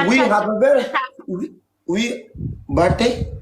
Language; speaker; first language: Arabic; non-native, learner; Pashto